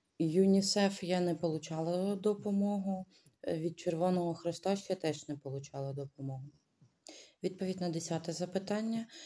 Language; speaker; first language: Ukrainian; non-native, local second language; Russian